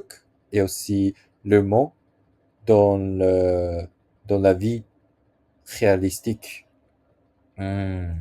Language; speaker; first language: French; non-native, learner; Japanese